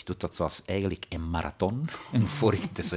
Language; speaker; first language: Dutch; non-native, fluent; Italian